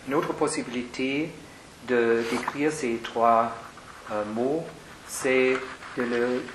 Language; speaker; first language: French; non-native, fluent; German